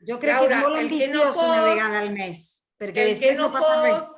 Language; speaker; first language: Catalan; non-native, fluent; Spanish